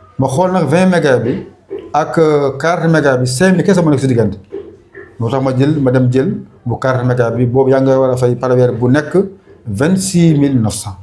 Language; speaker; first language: Wolof; non-native, local second language; Fula